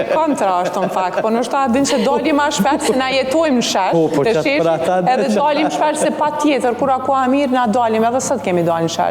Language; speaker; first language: Albanian; native; Albanian